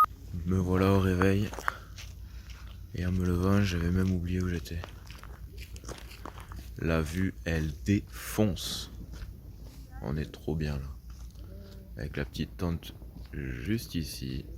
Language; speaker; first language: French; native; French